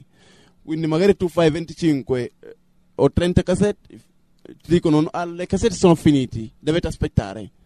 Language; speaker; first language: Italian; non-native, fluent; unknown